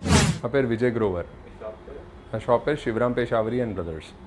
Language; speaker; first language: Telugu; non-native, local second language; Hindi